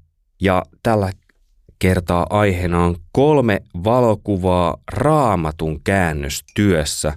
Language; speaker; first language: Finnish; native; Finnish